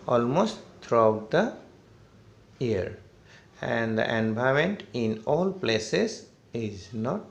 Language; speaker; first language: English; non-native, local second language; Assamese